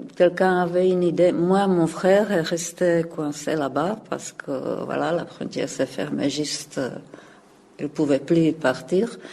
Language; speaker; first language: French; non-native, fluent; Czech